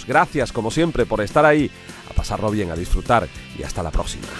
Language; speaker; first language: Spanish; native; Spanish